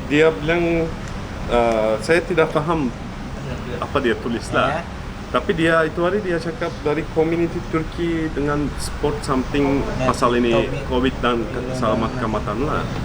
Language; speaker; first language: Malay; non-native, fluent; Turkish